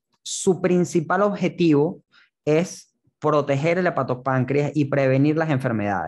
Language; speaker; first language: Spanish; native; Spanish